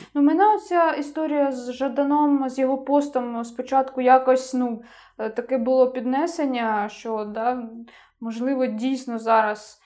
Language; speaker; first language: Ukrainian; native; Ukrainian